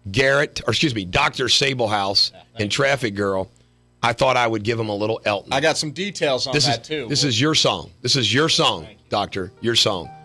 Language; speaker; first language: English; native; English